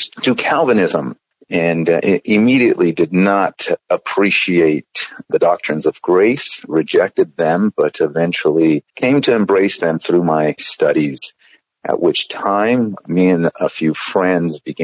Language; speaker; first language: English; native; English